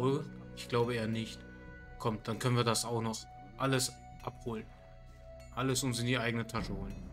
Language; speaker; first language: German; native; German